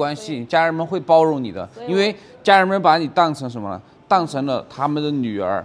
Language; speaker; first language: Chinese; native; Chinese